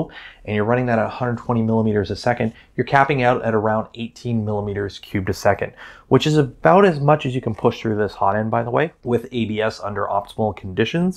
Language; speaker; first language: English; native; English